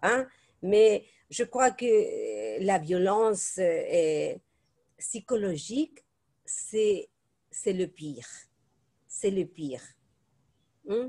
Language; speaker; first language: French; non-native, fluent; Spanish